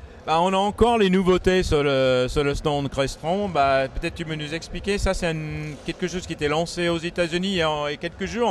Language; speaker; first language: French; native; French